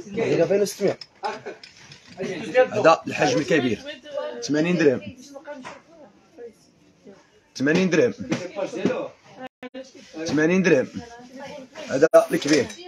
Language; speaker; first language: Arabic; native; Arabic